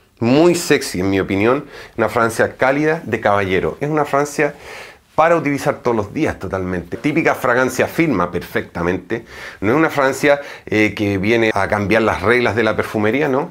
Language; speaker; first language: Spanish; native; Spanish